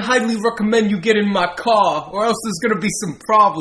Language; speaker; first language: English; native; English